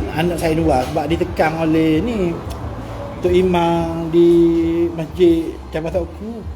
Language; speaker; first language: Malay; native; Malay